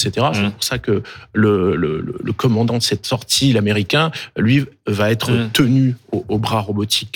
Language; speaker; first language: French; native; French